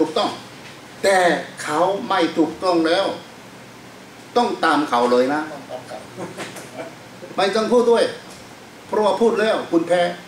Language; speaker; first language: Thai; non-native, fluent; Korean